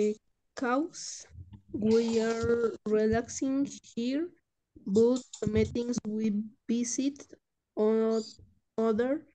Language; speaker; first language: English; non-native, learner; Spanish